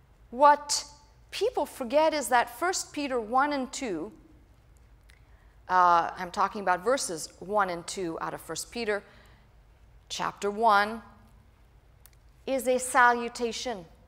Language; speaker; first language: English; native; English